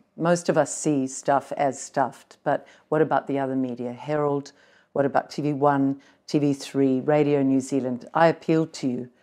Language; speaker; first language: English; native; English